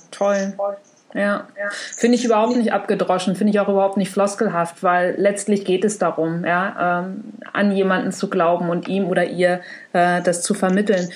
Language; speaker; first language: German; native; German